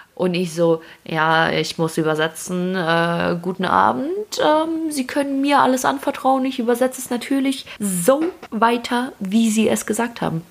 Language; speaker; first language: German; early bilingual, other home language; Russian